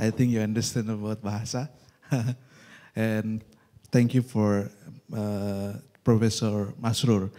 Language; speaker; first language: English; non-native, local second language; Indonesian